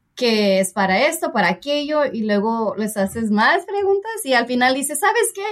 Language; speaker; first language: Spanish; early bilingual, heritage; Spanish